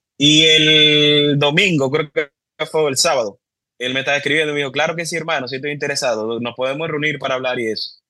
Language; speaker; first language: Spanish; native; Spanish